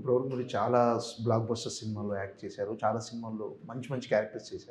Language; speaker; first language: Telugu; native; Telugu